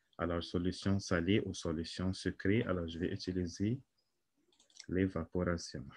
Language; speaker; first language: French; non-native, local second language; Arabic